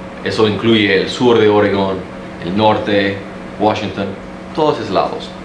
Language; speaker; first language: Spanish; early bilingual, heritage; Spanish